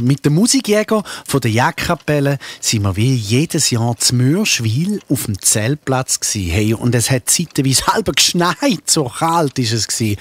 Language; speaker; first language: German; native; German